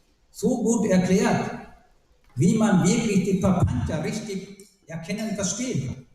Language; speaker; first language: German; non-native, learner; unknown